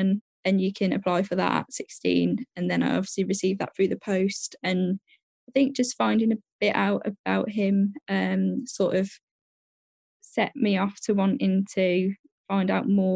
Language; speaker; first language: English; native; English